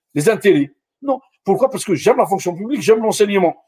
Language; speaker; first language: French; non-native, local second language; Arabic